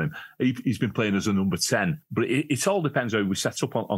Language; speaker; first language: English; native; English